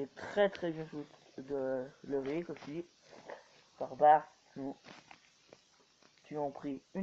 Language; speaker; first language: French; native; French